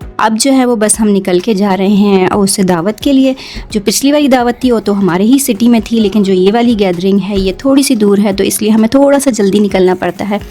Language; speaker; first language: Urdu; native; Urdu